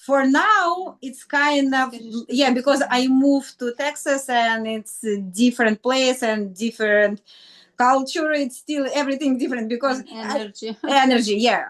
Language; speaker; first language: English; non-native, learner; Russian